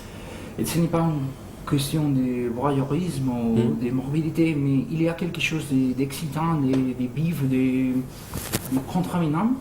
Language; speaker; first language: French; non-native, fluent; Spanish